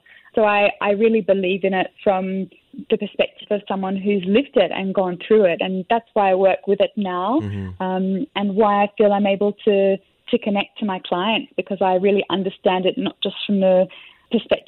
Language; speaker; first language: English; native; English